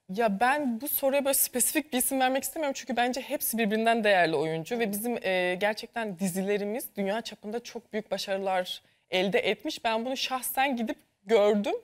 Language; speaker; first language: Turkish; native; Turkish